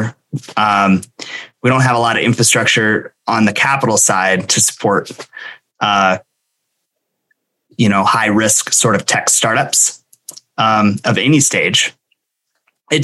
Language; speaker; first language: English; native; English